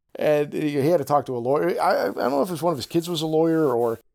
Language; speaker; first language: English; native; English